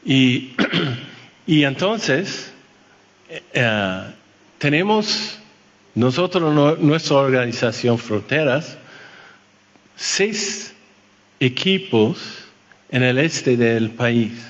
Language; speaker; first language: Spanish; non-native, fluent; French